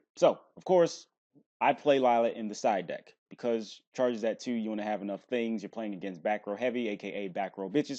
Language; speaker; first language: English; native; English